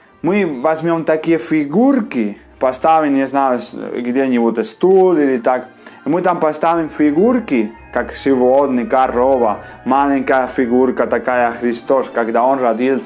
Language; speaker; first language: Russian; non-native, learner; Spanish